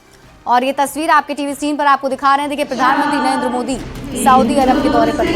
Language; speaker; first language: Hindi; native; Hindi